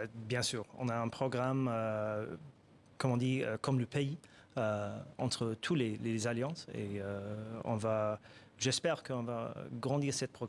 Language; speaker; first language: French; non-native, fluent; Arabic